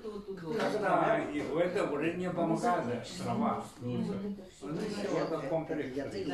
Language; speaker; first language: Russian; non-native, learner; Chinese